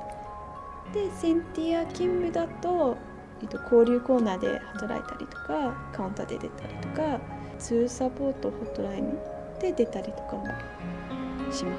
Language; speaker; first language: Japanese; non-native, fluent; English